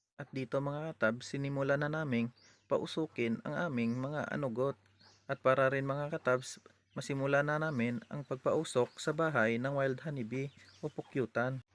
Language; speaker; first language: Filipino; non-native, local second language; Hiligaynon